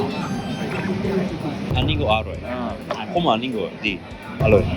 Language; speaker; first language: Thai; non-native, learner; Japanese